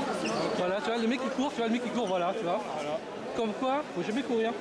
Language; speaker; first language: French; native; French